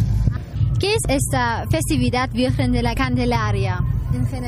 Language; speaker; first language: Spanish; non-native, learner; German